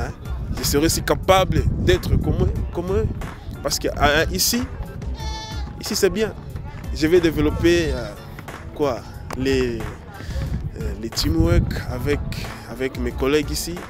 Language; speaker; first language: French; non-native, learner; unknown